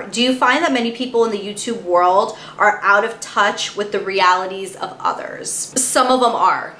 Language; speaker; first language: English; native; English